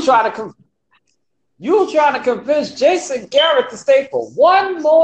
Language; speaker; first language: English; native; English